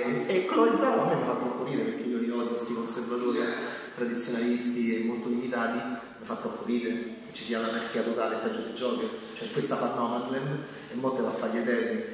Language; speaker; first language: Italian; native; Italian